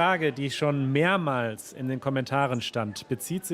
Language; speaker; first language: German; native; German